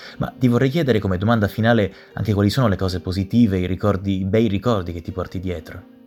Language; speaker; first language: Italian; native; Italian